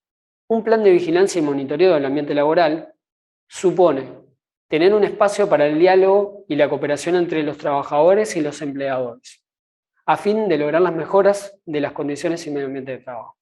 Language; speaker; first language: Spanish; native; Spanish